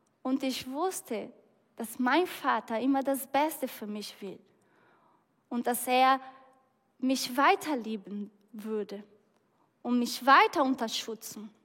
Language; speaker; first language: German; non-native, fluent; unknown